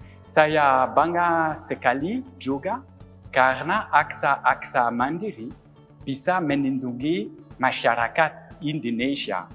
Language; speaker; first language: Indonesian; non-native, learner; French